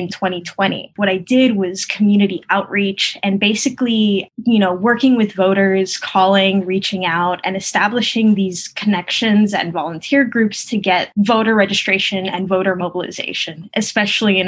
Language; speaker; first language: English; early bilingual, other home language; Spanish